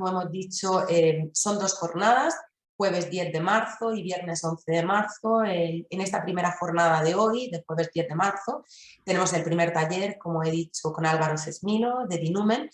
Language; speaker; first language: Spanish; native; Spanish